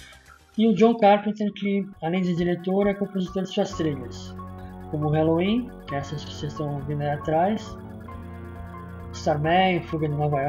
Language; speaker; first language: Portuguese; native; Portuguese